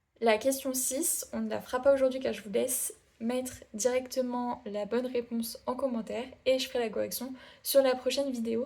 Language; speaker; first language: French; native; French